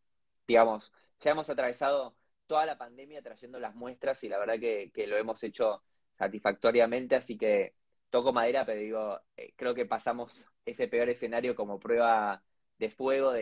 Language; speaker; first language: Spanish; native; Spanish